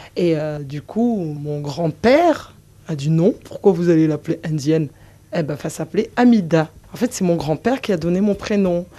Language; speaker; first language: French; non-native, local second language; Comorian